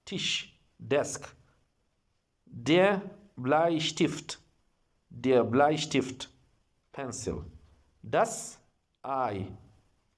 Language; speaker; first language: German; non-native, learner; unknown